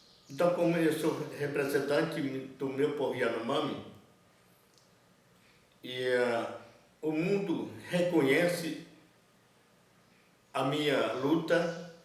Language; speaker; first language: Portuguese; non-native, local second language; Yanomámi